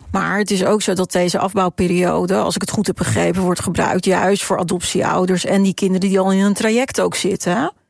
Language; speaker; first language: Dutch; native; Dutch